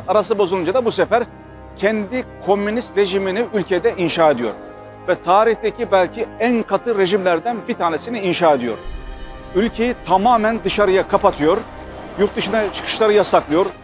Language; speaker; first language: Turkish; native; Turkish